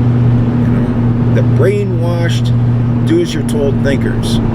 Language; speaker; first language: English; native; English